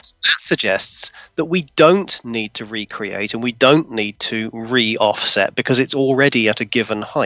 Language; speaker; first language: English; native; English